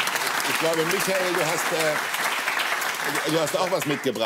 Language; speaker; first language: German; native; German